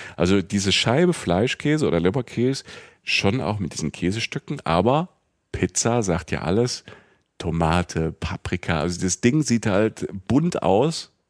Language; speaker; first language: German; native; German